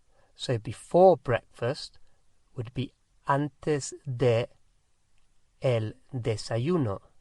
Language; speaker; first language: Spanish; non-native, fluent; English